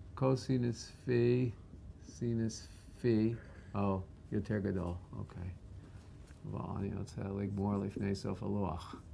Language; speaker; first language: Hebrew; non-native, fluent; English